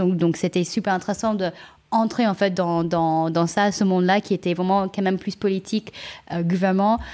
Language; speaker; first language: French; non-native, fluent; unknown